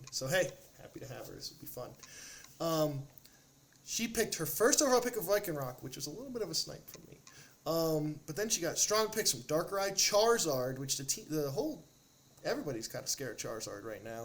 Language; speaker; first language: English; native; English